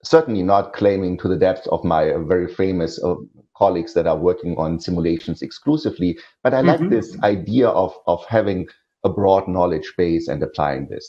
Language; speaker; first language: English; non-native, fluent; German